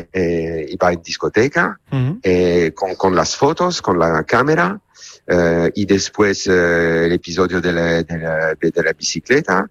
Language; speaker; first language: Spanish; non-native, learner; Italian